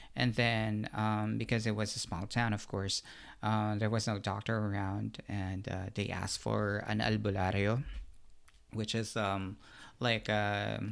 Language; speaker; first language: English; non-native, local second language; Filipino